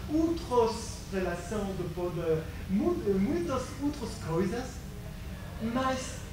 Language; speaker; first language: Portuguese; non-native, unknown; French